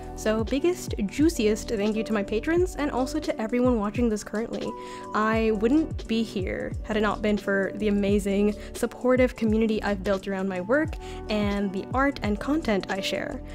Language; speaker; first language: English; native; English